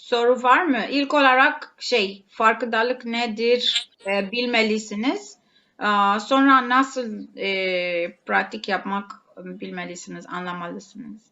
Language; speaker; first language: Turkish; non-native, learner; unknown